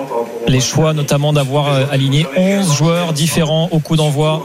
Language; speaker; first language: French; native; French